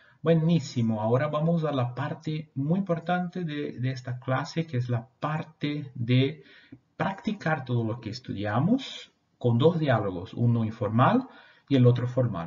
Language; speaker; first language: Spanish; non-native, fluent; Portuguese